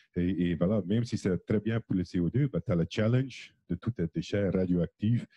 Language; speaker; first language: French; non-native, fluent; Dutch